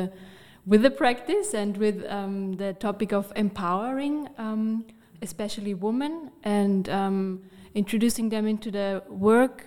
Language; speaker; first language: English; non-native, fluent; German